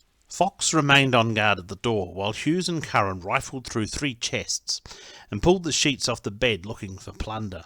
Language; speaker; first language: English; native; English